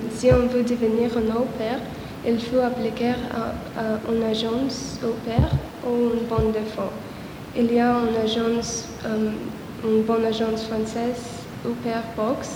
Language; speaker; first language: French; non-native, learner; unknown